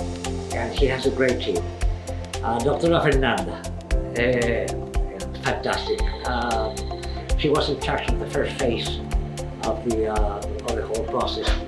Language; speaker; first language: English; non-native, local second language; Spanish